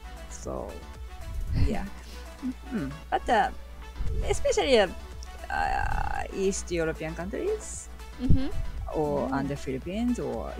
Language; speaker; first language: English; non-native, learner; Japanese